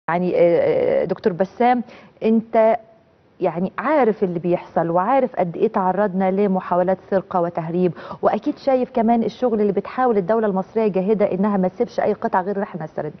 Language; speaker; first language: Arabic; native; Arabic